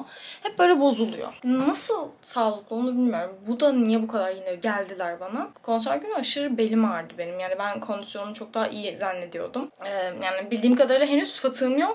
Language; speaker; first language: Turkish; native; Turkish